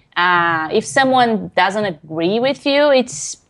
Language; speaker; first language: English; non-native, fluent; Portuguese